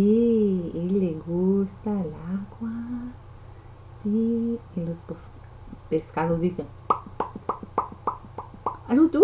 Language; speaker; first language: Spanish; non-native, learner; English